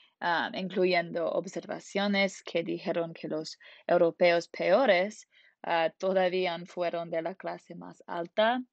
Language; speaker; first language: Spanish; non-native, learner; English